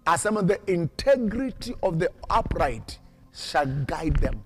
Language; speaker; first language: English; non-native, local second language; Swahili